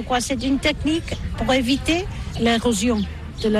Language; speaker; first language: French; non-native, learner; Catalan